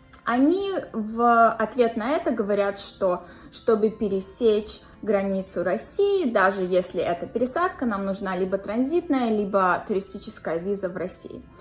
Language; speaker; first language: Russian; native; Russian